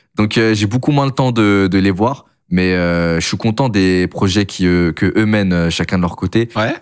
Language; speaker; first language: French; native; French